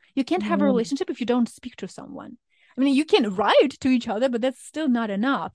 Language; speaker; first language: English; non-native, fluent; Ukrainian